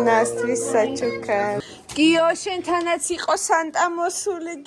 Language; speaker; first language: Georgian; native; Georgian